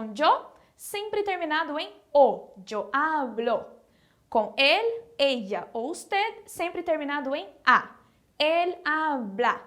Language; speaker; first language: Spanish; non-native, fluent; Portuguese